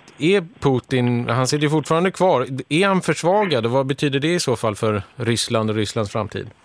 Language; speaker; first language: Swedish; non-native, fluent; Russian